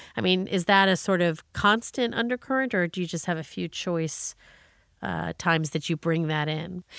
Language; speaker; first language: English; native; English